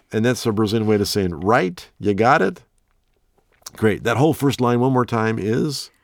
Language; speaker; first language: English; native; English